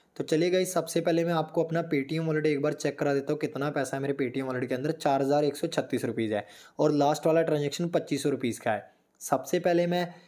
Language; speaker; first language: Hindi; native; Hindi